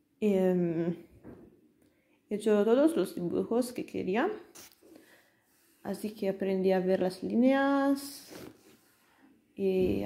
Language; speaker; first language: Spanish; non-native, learner; Italian